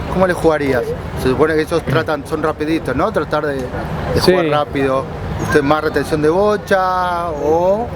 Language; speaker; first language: Spanish; native; Spanish